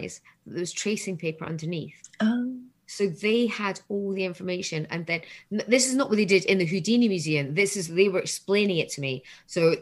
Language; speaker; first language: English; native; English